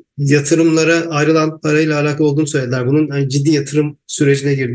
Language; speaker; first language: Turkish; native; Turkish